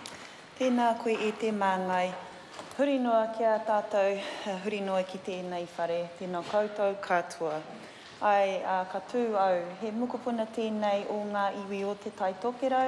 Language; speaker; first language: Māori; non-native, learner; English